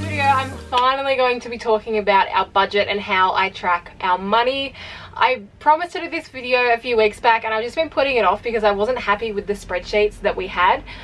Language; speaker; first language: English; native; English